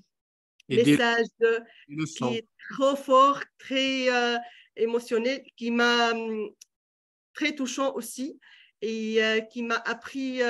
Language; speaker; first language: French; non-native, local second language; Arabic